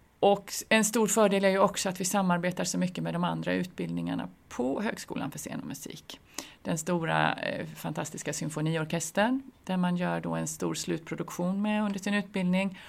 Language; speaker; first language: Swedish; native; Swedish